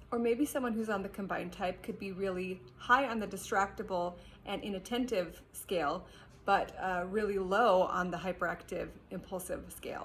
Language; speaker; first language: English; native; English